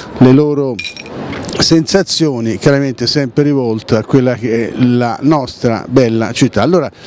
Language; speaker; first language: Italian; native; Italian